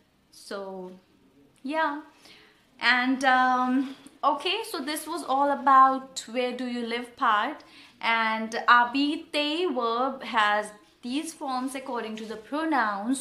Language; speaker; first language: English; non-native, local second language; Hindi